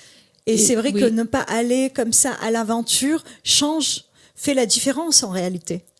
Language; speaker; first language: French; native; French